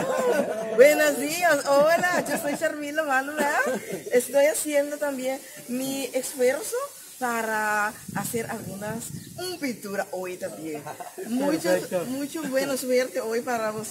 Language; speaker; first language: Spanish; non-native, learner; Papiamento